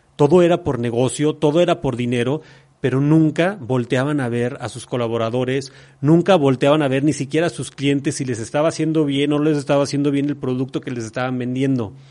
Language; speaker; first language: Spanish; native; Spanish